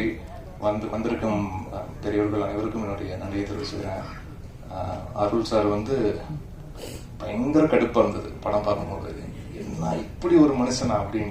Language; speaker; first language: Tamil; native; Tamil